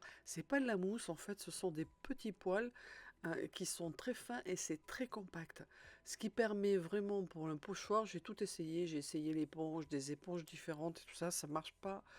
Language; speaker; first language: French; native; French